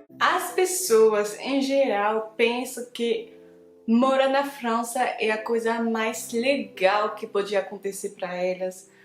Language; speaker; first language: Portuguese; non-native, fluent; French